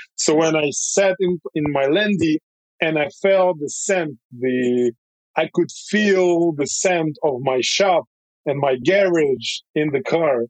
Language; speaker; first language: English; non-native, fluent; Russian